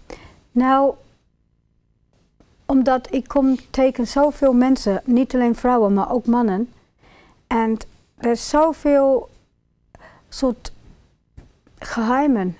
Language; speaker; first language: Dutch; non-native, fluent; English